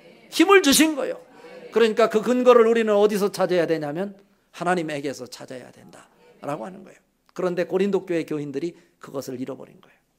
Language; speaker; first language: Korean; native; Korean